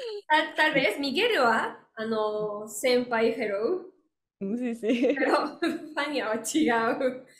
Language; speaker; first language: Japanese; non-native, learner; Spanish